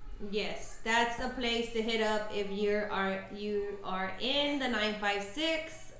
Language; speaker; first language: English; early bilingual, other home language; Spanish